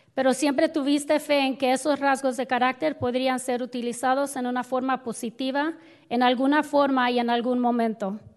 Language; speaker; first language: Spanish; early bilingual, other home language; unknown